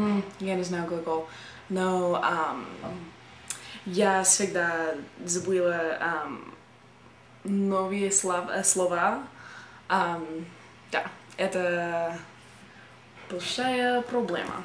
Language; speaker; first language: Russian; non-native, learner; English